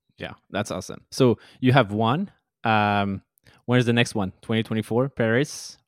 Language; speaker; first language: English; non-native, fluent; French